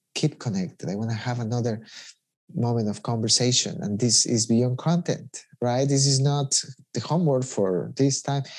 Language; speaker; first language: English; non-native, fluent; Spanish